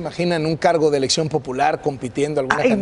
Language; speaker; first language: Spanish; native; Spanish